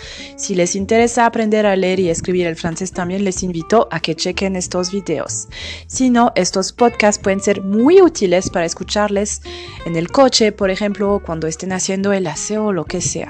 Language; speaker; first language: Spanish; non-native, fluent; French